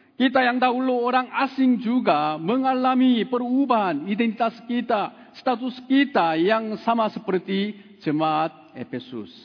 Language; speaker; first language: Indonesian; non-native, fluent; Korean